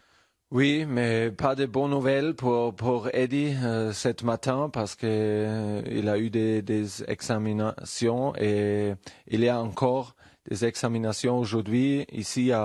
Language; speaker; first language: French; non-native, learner; German